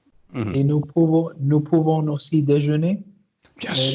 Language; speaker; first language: French; non-native, learner; Arabic